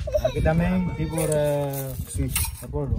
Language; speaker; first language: Portuguese; non-native, learner; Vietnamese